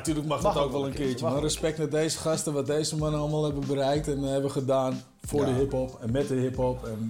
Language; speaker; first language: Dutch; native; Dutch